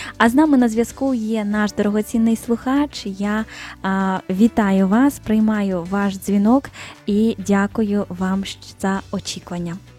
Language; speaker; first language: Ukrainian; native; Ukrainian